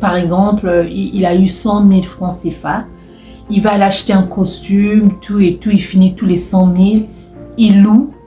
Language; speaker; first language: French; non-native, local second language; Lingala